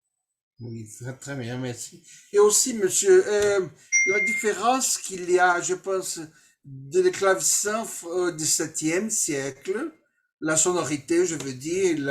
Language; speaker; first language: French; non-native, fluent; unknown